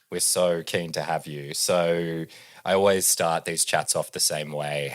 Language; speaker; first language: English; native; English